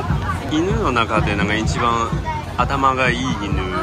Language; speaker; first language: Japanese; non-native, learner; Chinese